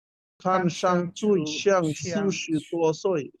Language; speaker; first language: Chinese; non-native, learner; Bangla